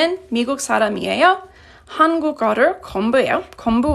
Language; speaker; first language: Korean; non-native, fluent; English